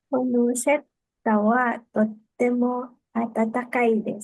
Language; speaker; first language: Japanese; non-native, learner; Filipino